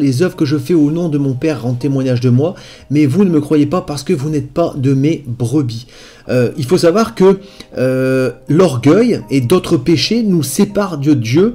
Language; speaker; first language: French; native; French